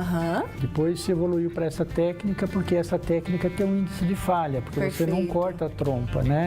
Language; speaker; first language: Portuguese; native; Portuguese